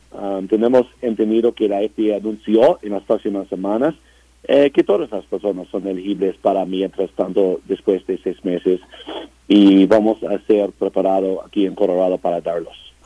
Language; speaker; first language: Spanish; non-native, learner; English